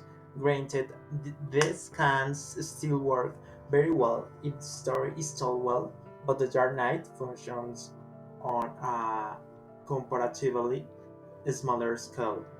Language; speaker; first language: English; non-native, learner; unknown